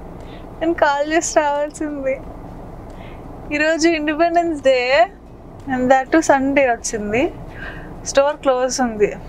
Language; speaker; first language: Telugu; native; Telugu